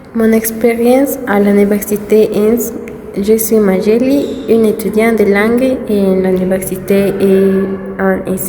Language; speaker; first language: French; non-native, learner; Spanish